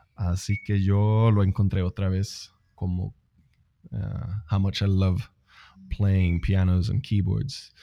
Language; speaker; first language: Spanish; non-native, fluent; Swedish